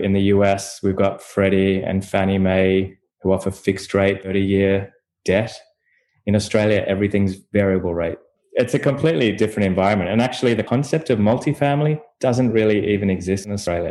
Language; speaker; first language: English; native; English